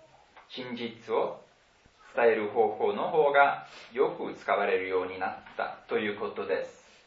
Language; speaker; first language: Japanese; non-native, fluent; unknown